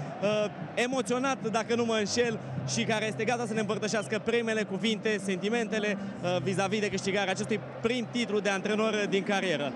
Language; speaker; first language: Romanian; native; Romanian